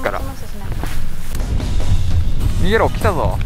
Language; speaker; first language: Japanese; native; Japanese